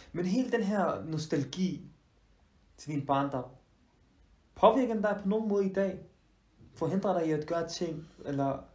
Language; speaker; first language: Danish; early bilingual, other home language; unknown